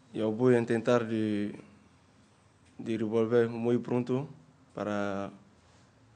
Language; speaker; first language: Spanish; non-native, learner; French